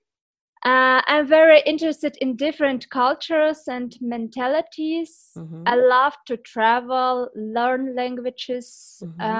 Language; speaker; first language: English; non-native, fluent; Ukrainian